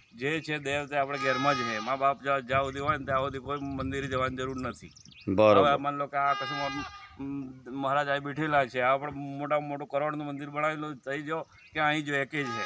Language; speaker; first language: Gujarati; non-native, local second language; Bhili